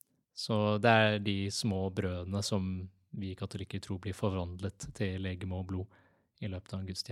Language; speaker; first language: Norwegian; native; Norwegian